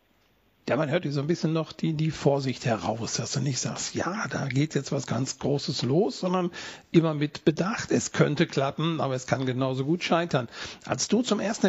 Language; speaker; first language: German; native; German